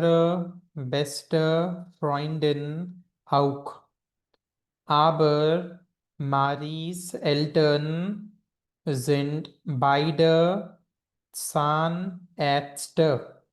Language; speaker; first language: German; non-native, fluent; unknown